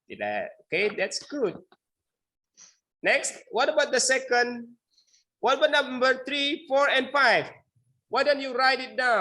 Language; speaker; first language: English; non-native, learner; Indonesian